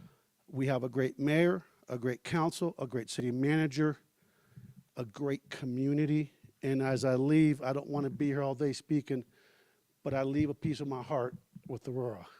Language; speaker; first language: English; early bilingual, heritage; Spanish